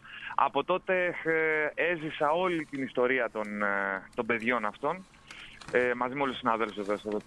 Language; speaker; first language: Greek; native; Greek